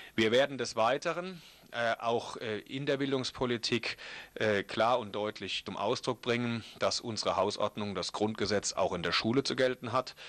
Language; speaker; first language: German; native; German